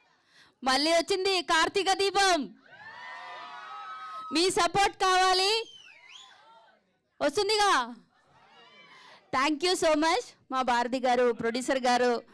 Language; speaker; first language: Telugu; non-native, learner; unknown